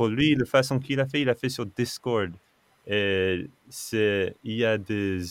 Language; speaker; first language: French; non-native, fluent; English